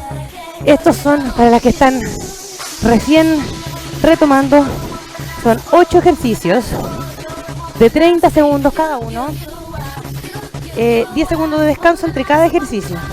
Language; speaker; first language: Spanish; native; Spanish